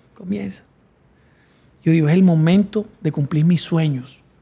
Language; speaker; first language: Spanish; native; Spanish